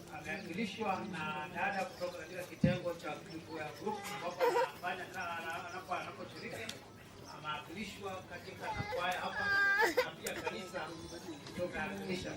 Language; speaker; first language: Swahili; non-native, local second language; Luyia